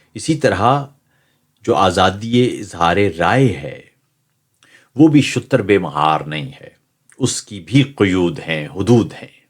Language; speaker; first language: Urdu; native; Urdu